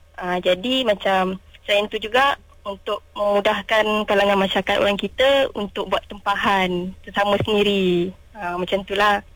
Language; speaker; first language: Malay; non-native, local second language; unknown